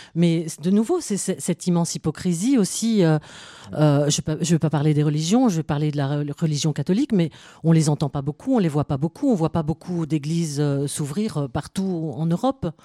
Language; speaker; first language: French; native; French